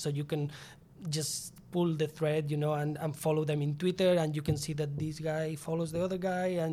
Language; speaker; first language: English; non-native, fluent; Spanish